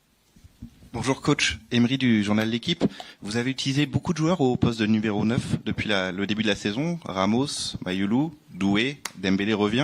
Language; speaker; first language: French; native; French